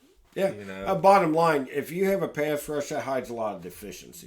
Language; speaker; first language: English; native; English